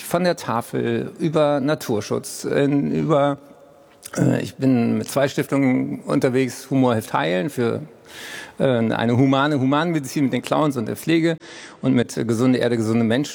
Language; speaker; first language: German; native; German